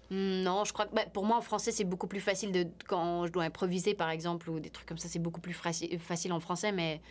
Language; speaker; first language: French; native; French